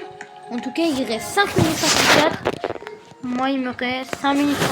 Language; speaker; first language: French; native; French